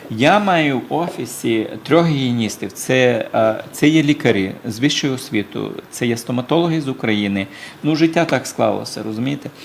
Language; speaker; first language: Ukrainian; native; Ukrainian